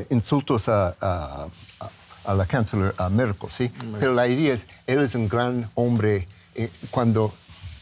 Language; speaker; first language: Spanish; non-native, learner; English